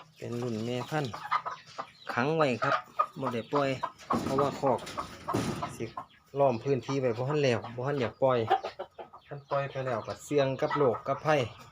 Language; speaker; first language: Thai; native; Thai